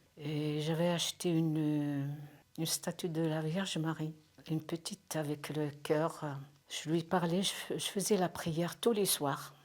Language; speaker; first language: French; non-native, local second language; Kabyle